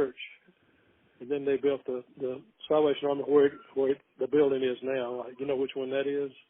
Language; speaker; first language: English; native; English